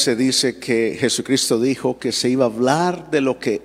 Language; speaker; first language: English; non-native, fluent; Spanish